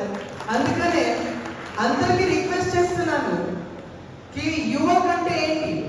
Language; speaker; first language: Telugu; non-native, fluent; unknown